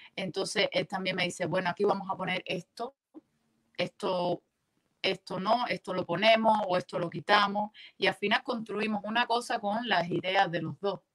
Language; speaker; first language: Spanish; native; Spanish